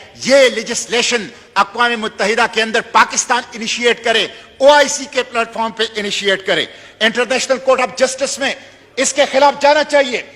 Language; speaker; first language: Urdu; non-native, local second language; Pashto